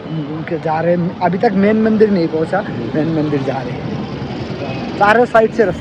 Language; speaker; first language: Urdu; non-native, local second language; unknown